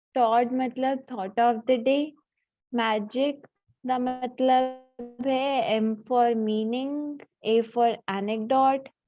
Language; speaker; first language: Hindi; non-native, local second language; Punjabi